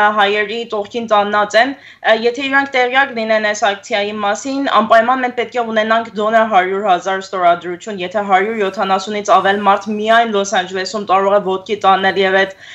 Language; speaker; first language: Armenian; early bilingual, heritage; Armenian